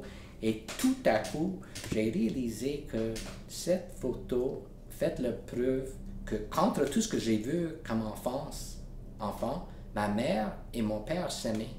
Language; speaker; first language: French; non-native, local second language; English